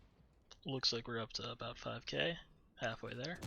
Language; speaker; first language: English; native; English